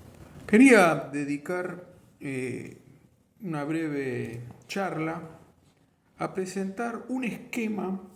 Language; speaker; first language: Spanish; native; Spanish